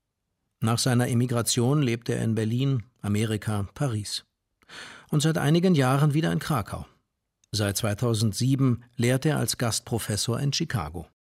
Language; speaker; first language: German; native; German